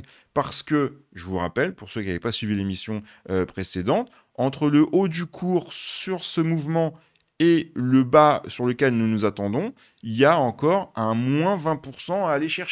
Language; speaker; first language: French; native; French